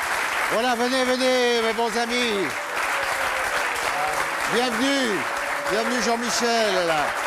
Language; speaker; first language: French; native; French